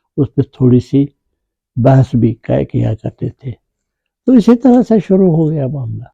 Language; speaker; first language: Urdu; non-native, local second language; Kashmiri